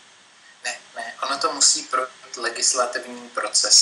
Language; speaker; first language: Czech; native; Czech